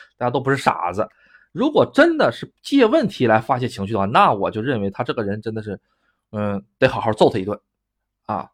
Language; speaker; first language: Chinese; native; Chinese